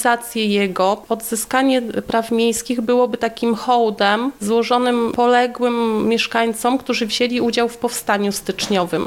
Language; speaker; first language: Polish; native; Polish